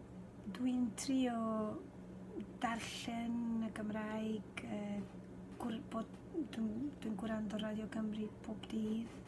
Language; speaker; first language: Welsh; non-native, fluent; Spanish